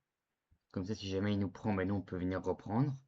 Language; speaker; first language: French; native; French